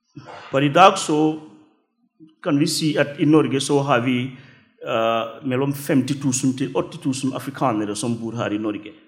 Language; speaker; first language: Norwegian; non-native, fluent; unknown